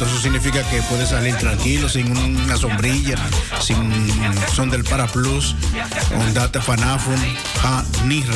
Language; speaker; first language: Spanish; native; Spanish